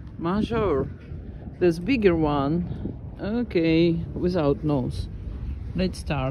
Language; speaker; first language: English; non-native, learner; Ukrainian